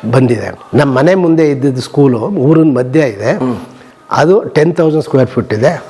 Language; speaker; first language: Kannada; native; Kannada